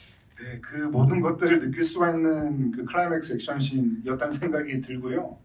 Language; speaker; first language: Korean; native; Korean